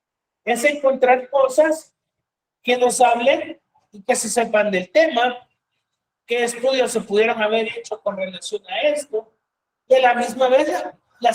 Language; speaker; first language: Spanish; native; Spanish